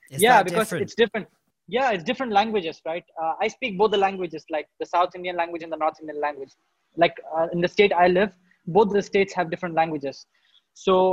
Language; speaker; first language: English; non-native, local second language; Hindi